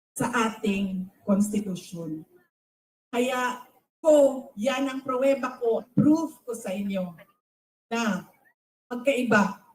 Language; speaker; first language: Filipino; non-native, local second language; Cebuano